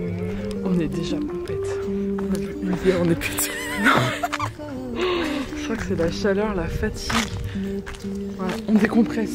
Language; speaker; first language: French; native; French